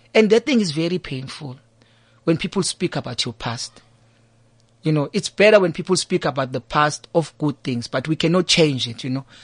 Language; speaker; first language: English; non-native, local second language; Zulu